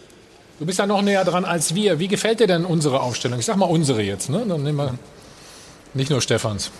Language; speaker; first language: German; native; German